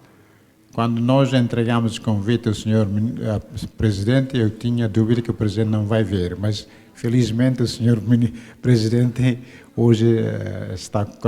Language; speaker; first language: Portuguese; non-native, local second language; Tetum